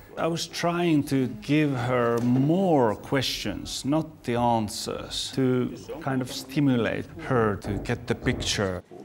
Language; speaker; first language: English; non-native, fluent; Finnish